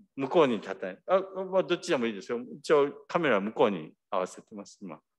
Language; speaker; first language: Japanese; early bilingual, heritage; Japanese